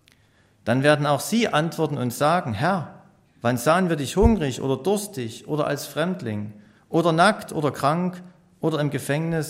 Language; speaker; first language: German; native; German